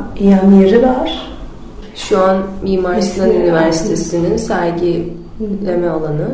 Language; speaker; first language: Turkish; native; Turkish